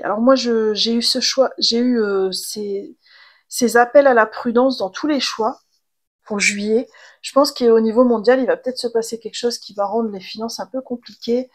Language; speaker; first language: French; native; French